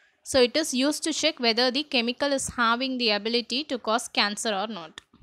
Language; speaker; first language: English; non-native, local second language; Tamil